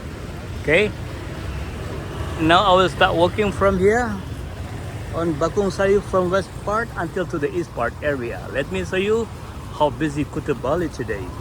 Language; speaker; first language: English; non-native, learner; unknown